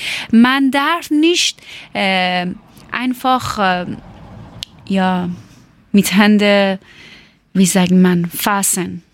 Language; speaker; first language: German; non-native, learner; Persian